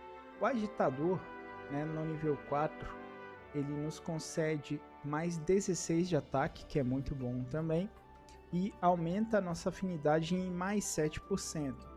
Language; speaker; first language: Portuguese; native; Portuguese